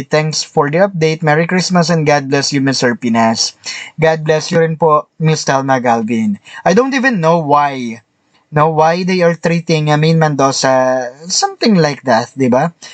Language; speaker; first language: English; non-native, local second language; Filipino